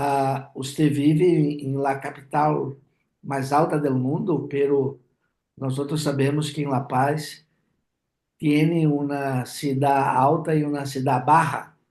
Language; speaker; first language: Spanish; non-native, fluent; Portuguese